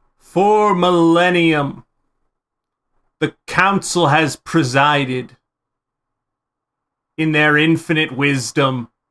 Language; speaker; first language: English; native; English